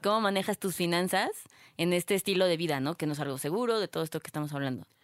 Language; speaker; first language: Spanish; native; Spanish